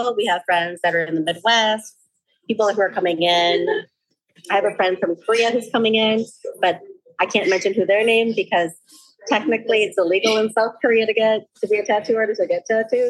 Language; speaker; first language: English; native; English